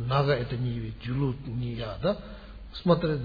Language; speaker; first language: Russian; non-native, learner; Tibetan